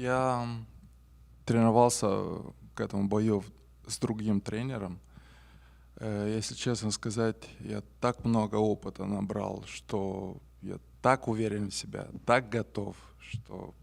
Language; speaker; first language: Russian; non-native, local second language; Romanian